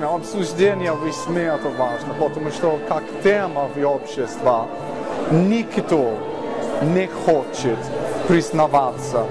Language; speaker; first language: Russian; non-native, learner; English